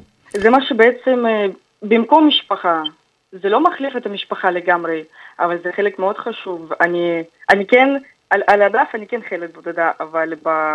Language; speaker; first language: Hebrew; non-native, fluent; Russian